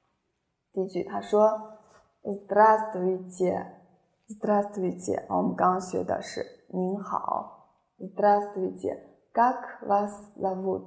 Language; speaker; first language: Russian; non-native, fluent; Chinese